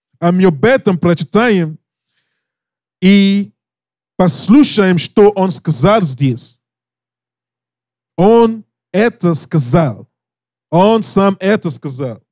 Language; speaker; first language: Russian; non-native, learner; English